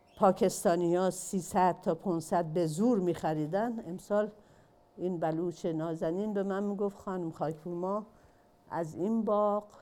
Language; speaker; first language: Persian; native; Persian